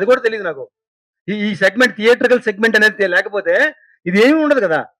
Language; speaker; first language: Telugu; native; Telugu